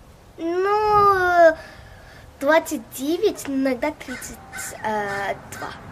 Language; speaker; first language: Russian; early bilingual, heritage; Russian